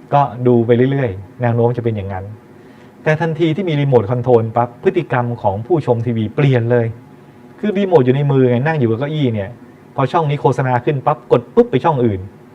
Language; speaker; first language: Thai; native; Thai